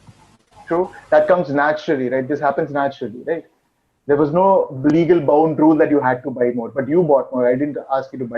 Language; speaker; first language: English; non-native, local second language; Hindi